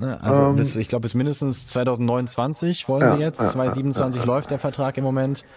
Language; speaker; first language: German; native; German